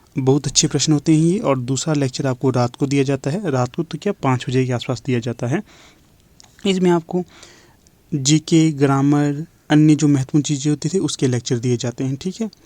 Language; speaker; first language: Hindi; native; Hindi